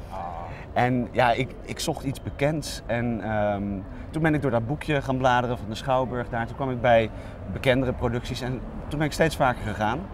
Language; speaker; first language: Dutch; native; Dutch